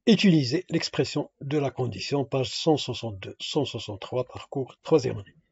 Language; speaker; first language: French; non-native, local second language; Arabic